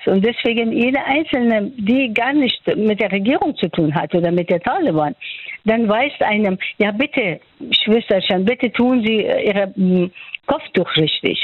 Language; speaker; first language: German; non-native, fluent; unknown